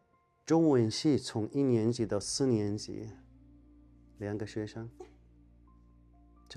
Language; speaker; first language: Chinese; non-native, fluent; Arabic